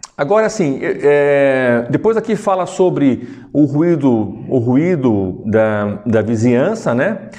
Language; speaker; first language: Portuguese; native; Portuguese